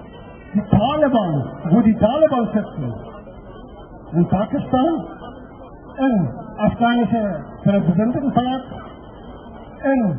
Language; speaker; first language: German; non-native, fluent; Persian